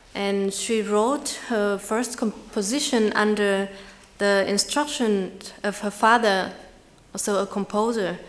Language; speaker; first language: English; non-native, fluent; Vietnamese